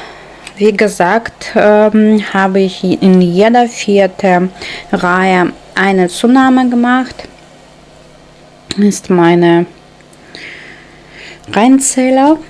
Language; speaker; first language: German; non-native, fluent; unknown